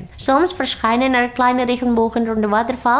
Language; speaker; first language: Dutch; non-native, fluent; Indonesian